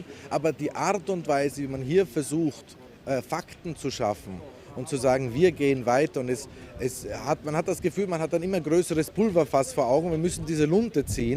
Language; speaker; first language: German; native; German